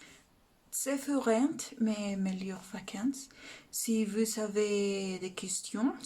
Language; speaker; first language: French; non-native, learner; Spanish